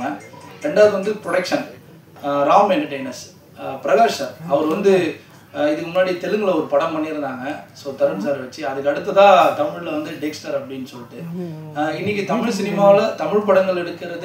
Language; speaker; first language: Tamil; native; Tamil